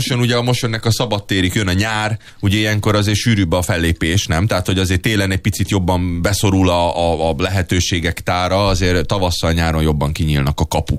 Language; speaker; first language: Hungarian; native; Hungarian